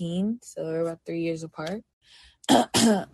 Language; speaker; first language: English; native; English